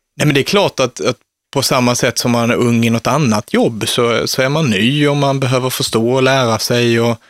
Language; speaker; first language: Swedish; native; Swedish